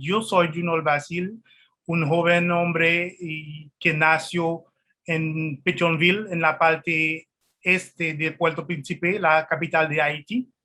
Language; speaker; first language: Spanish; non-native, fluent; Haitian Creole